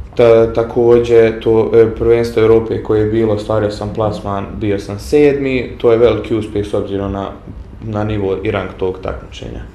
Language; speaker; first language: Bosnian; native; Bosnian